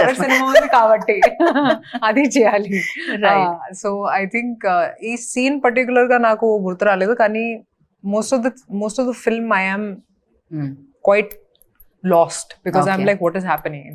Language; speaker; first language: Telugu; non-native, local second language; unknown